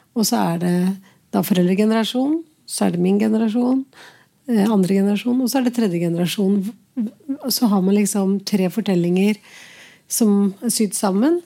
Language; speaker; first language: Norwegian; early bilingual, other home language; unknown